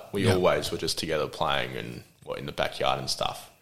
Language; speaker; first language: English; native; English